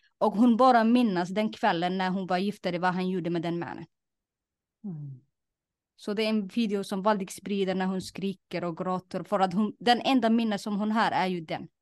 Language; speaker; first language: Swedish; non-native, fluent; Somali